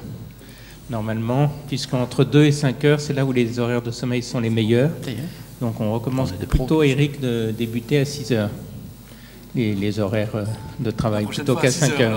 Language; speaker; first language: French; native; French